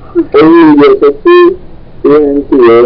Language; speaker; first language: Korean; non-native, learner; Vietnamese